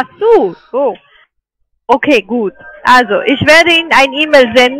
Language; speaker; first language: German; non-native, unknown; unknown